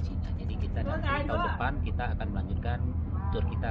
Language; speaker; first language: Indonesian; native; Indonesian